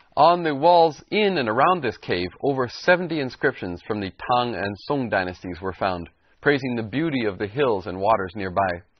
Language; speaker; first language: English; native; English